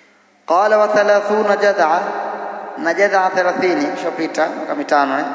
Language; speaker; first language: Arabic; non-native, fluent; Swahili